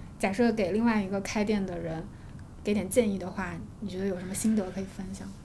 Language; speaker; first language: Chinese; native; Chinese